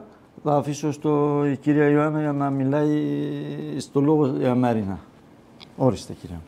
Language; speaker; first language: Greek; non-native, learner; Kurdish